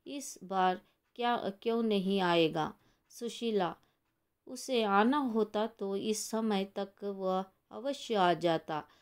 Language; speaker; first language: Hindi; non-native, local second language; Kannada